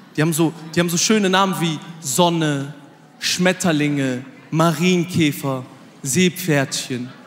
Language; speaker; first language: German; early bilingual, other home language; Arabic